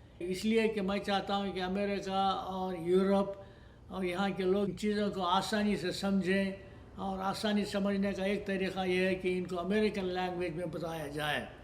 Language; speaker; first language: Urdu; native; Urdu